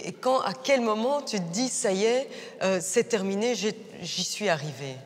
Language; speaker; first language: French; native; French